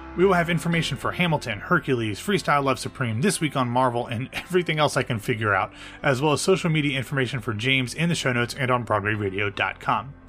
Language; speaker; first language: English; native; English